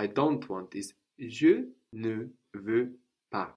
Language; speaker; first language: French; non-native, fluent; English